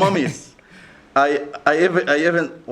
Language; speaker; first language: English; non-native, local second language; Arabic